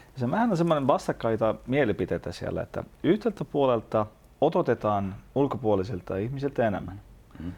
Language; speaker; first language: Finnish; non-native, fluent; Estonian